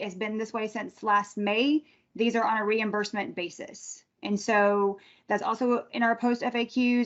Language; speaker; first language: English; native; English